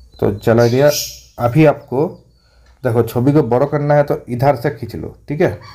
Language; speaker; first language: Hindi; non-native, local second language; Bangla